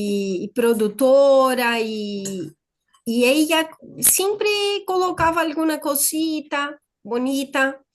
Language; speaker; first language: Spanish; non-native, fluent; Portuguese